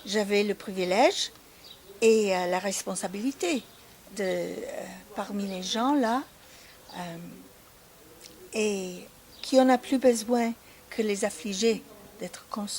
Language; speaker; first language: French; non-native, fluent; English